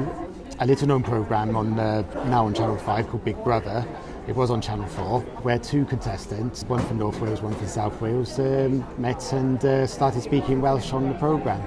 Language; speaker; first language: English; native; English